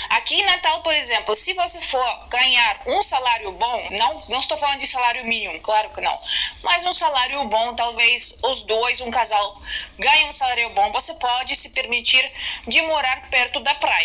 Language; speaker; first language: Portuguese; non-native, fluent; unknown